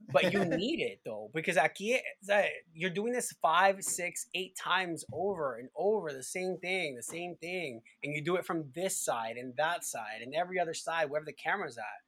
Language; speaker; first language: English; non-native, fluent; Spanish